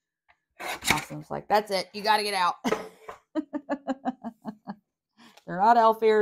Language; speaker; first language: English; native; English